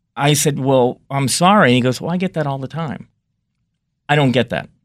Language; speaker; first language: English; native; English